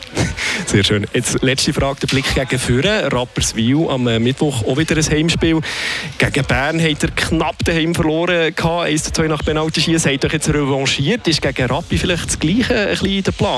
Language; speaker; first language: German; native; German